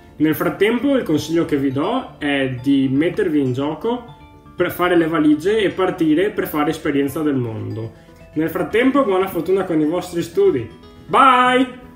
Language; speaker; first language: Italian; native; Italian